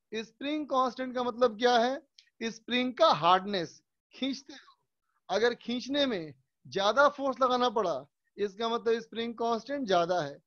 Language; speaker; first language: Hindi; native; Hindi